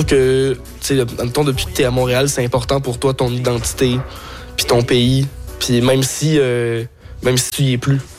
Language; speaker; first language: French; native; French